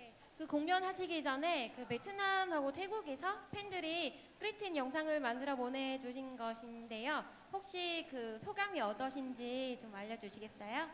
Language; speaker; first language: Korean; non-native, fluent; Vietnamese